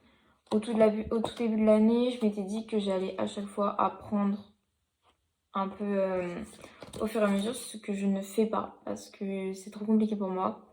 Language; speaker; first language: French; native; French